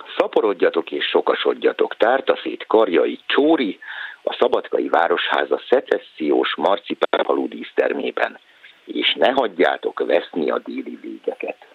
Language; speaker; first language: Hungarian; native; Hungarian